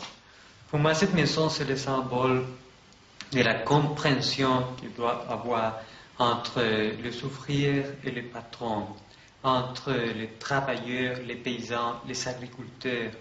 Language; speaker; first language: French; non-native, fluent; Spanish